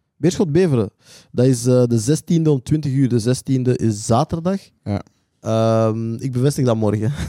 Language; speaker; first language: Dutch; native; Dutch